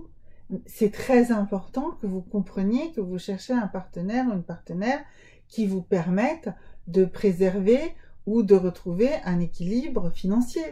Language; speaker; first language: French; native; French